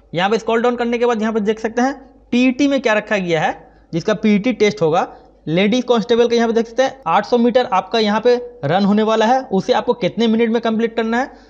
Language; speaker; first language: Hindi; non-native, local second language; Bangla